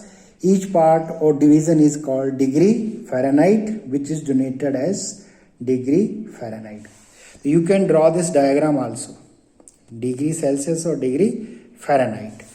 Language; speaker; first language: English; non-native, local second language; Hindi